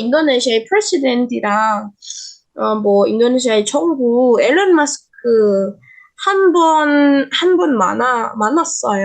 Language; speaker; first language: Korean; non-native, learner; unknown